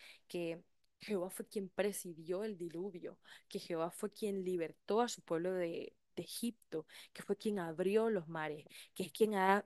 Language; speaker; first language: Spanish; native; Spanish